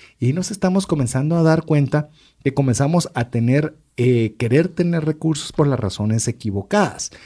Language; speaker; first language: Spanish; native; Spanish